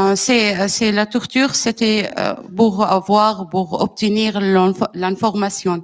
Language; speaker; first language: French; non-native, learner; Arabic